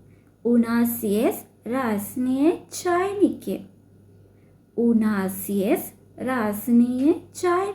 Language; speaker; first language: Russian; non-native, fluent; Sinhala